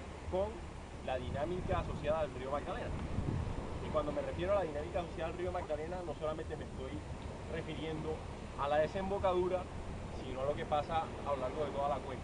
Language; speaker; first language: Spanish; native; Spanish